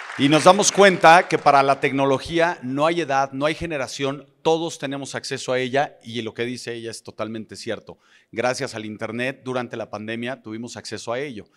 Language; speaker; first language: Spanish; native; Spanish